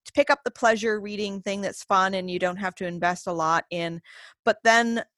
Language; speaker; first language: English; native; English